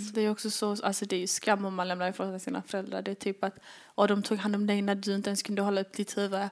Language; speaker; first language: Swedish; early bilingual, other home language; Somali